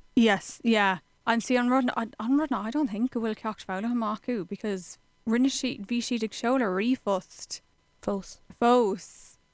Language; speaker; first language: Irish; non-native, local second language; English